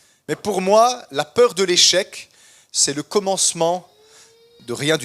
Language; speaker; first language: French; native; French